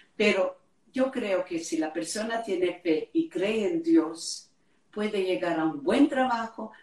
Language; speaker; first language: Spanish; non-native, fluent; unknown